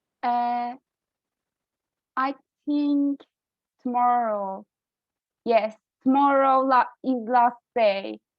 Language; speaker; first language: English; non-native, learner; Turkish